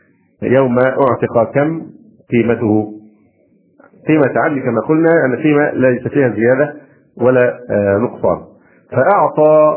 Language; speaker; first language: Arabic; native; Arabic